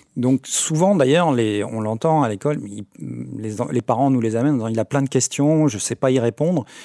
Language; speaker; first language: French; native; French